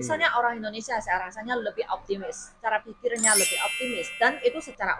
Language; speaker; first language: Indonesian; non-native, fluent; Chinese